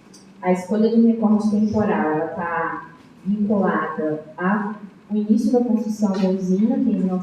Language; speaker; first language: Portuguese; native; Portuguese